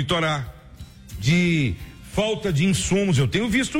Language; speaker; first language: Portuguese; native; Portuguese